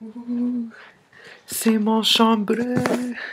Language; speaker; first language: French; non-native, learner; English